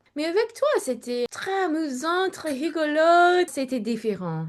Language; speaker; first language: French; non-native, learner; English